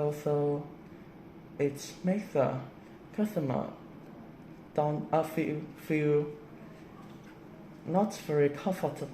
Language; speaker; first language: English; non-native, learner; Vietnamese